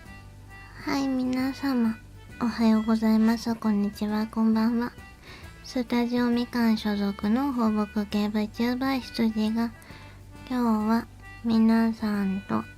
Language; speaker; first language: Japanese; native; Japanese